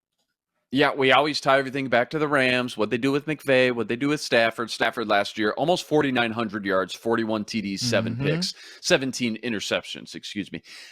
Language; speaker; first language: English; native; English